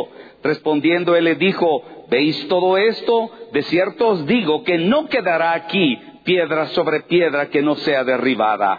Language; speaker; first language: Spanish; native; Spanish